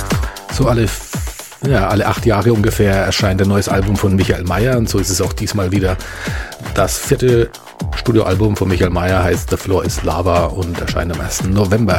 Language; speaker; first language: German; native; German